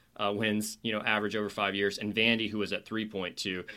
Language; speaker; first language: English; native; English